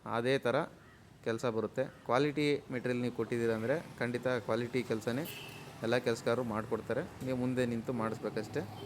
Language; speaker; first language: Kannada; native; Kannada